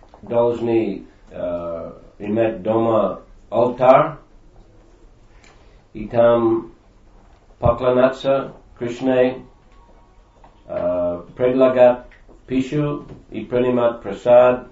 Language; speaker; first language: Russian; non-native, fluent; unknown